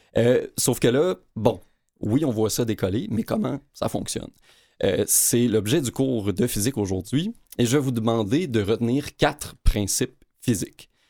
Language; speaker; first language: French; native; French